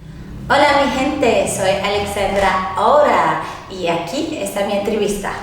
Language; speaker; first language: Spanish; non-native, learner; French